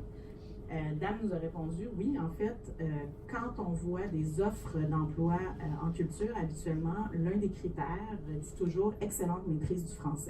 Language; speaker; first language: French; native; French